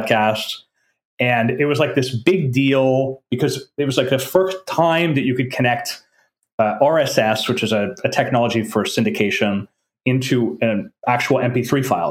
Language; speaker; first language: English; non-native, fluent; French